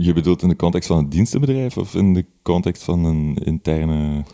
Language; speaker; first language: Dutch; native; Dutch